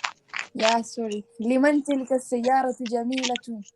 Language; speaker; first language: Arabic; non-native, learner; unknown